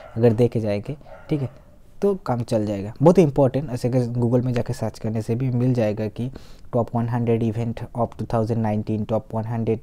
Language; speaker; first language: Hindi; non-native, local second language; Bangla